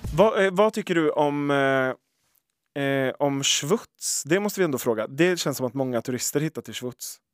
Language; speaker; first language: Swedish; native; Swedish